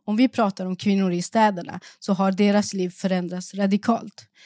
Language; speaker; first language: Swedish; early bilingual, other home language; Persian